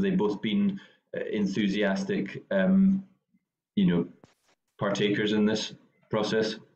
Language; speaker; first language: English; native; English